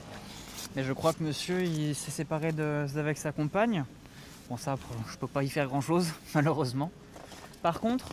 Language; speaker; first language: French; native; French